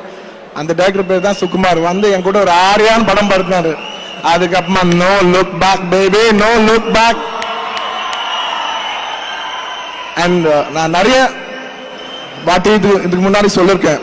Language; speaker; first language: Tamil; non-native, local second language; Telugu